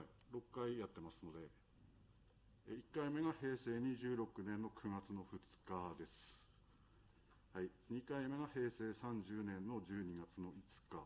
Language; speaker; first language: Japanese; native; Japanese